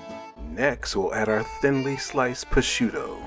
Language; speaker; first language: English; native; English